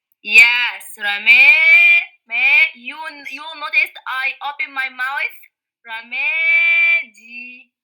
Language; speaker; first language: English; non-native, learner; Arabic